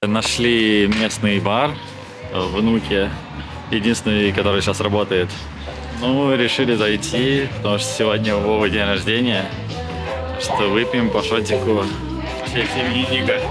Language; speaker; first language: Russian; native; Russian